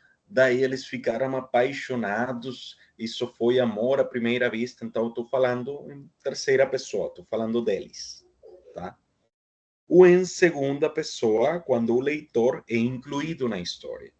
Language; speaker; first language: Portuguese; non-native, fluent; Spanish